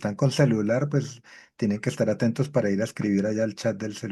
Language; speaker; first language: Spanish; native; Spanish